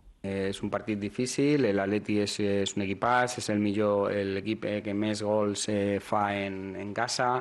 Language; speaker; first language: Catalan; non-native, learner; Spanish